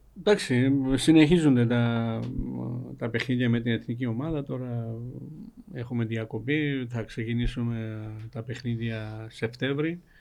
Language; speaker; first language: Greek; non-native, fluent; Georgian